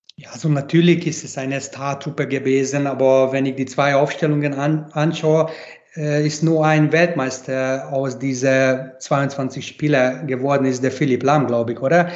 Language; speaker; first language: German; non-native, fluent; Hungarian